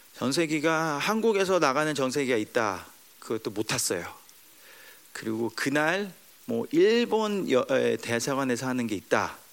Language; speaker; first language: Korean; early bilingual, heritage; Korean